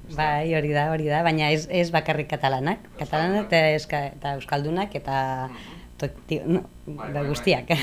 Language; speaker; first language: Basque; non-native, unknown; Catalan